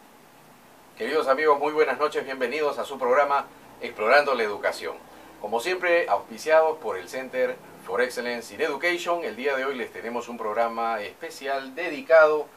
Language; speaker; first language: Spanish; native; Spanish